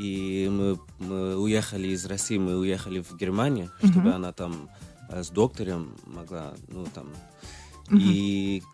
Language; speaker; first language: Russian; early bilingual, other home language; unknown